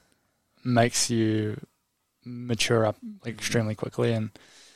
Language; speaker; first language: English; native; English